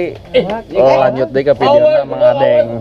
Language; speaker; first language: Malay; non-native, local second language; Sundanese